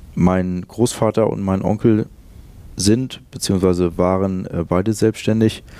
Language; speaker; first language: German; native; German